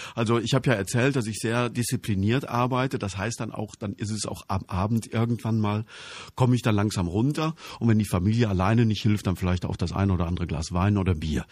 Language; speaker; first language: German; native; German